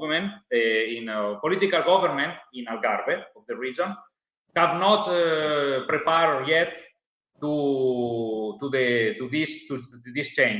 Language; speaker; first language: English; non-native, learner; Italian